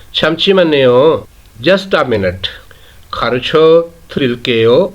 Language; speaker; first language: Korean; non-native, fluent; Urdu